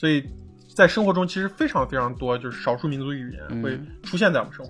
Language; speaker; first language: Chinese; native; Chinese